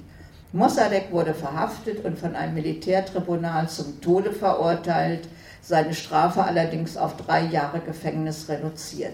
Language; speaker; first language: German; native; German